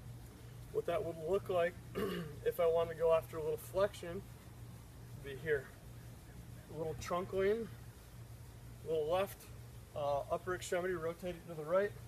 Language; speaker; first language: English; native; English